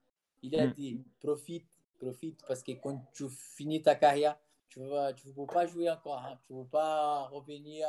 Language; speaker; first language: French; non-native, fluent; Portuguese